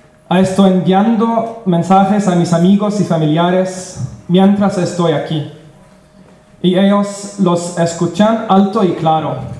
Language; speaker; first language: Spanish; non-native, learner; Arabic